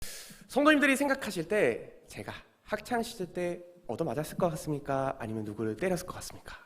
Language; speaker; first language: Korean; native; Korean